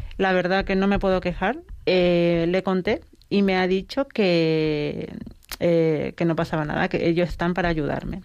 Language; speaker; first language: Spanish; native; Spanish